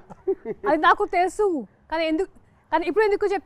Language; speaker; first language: Telugu; non-native, fluent; Hindi